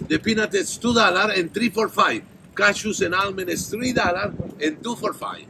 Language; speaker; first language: English; non-native, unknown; Spanish